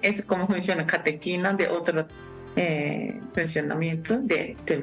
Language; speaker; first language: Spanish; non-native, learner; Japanese